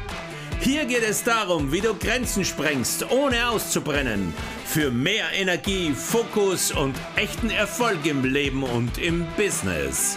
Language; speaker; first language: German; native; German